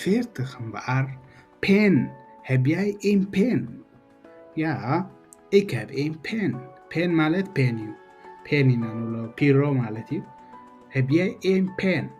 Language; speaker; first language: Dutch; non-native, learner; Tigrinya